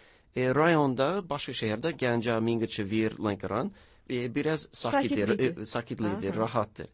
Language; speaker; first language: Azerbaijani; non-native, learner; English